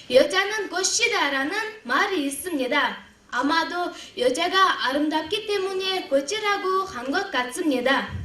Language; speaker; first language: Korean; non-native, learner; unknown